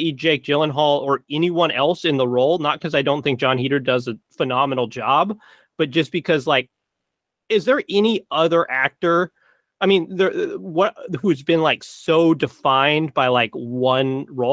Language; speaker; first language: English; native; English